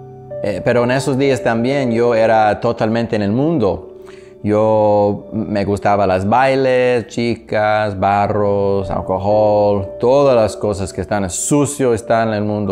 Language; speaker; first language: Spanish; non-native, learner; English